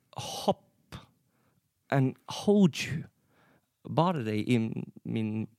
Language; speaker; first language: Swedish; non-native, learner; English